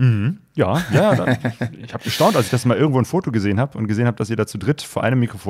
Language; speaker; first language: German; native; German